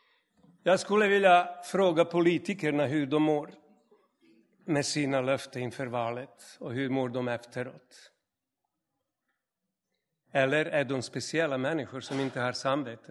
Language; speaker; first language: Swedish; non-native, fluent; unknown